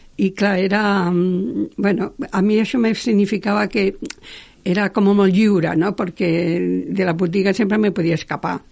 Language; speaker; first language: Catalan; non-native, local second language; Spanish